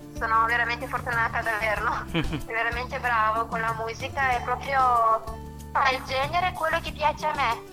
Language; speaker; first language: Italian; non-native, fluent; Romanian